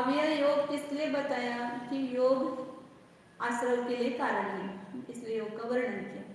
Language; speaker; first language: Hindi; non-native, local second language; Marathi